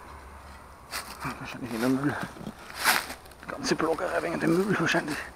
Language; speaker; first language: German; native; German